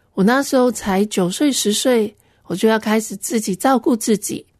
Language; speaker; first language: Chinese; non-native, local second language; Cantonese